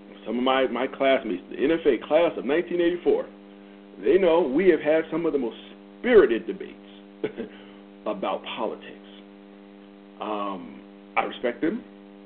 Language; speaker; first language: English; native; English